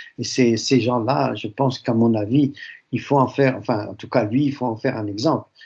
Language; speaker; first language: French; early bilingual, other home language; Arabic